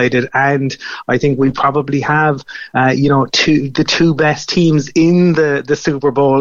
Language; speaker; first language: English; native; English